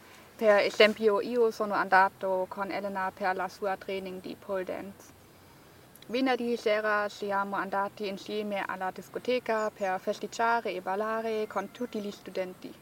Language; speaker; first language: Italian; non-native, learner; German